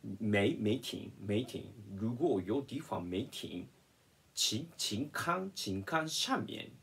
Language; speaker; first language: Chinese; non-native, learner; Japanese